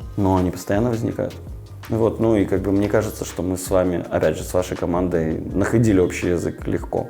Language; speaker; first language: Russian; native; Russian